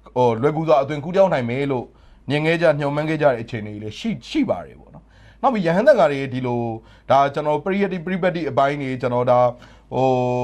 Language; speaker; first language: Burmese; native; Burmese